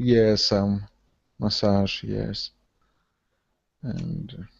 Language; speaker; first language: English; non-native, learner; Russian